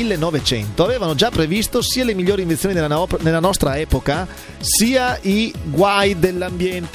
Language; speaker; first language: Italian; native; Italian